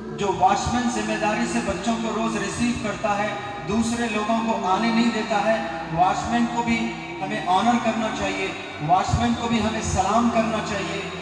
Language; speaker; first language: Hindi; native; Hindi